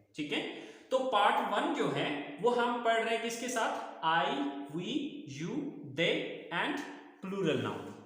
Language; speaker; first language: Urdu; native; Urdu